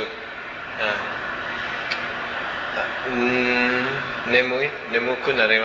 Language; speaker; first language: Japanese; non-native, learner; Cebuano